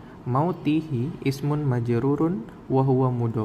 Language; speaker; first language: Arabic; non-native, learner; Indonesian